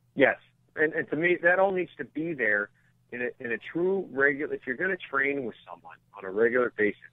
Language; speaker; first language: English; native; English